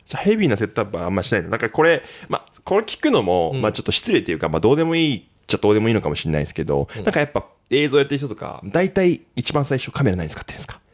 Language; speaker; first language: Japanese; native; Japanese